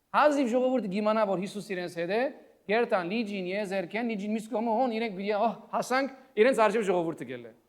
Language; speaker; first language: Armenian; early bilingual, heritage; Armenian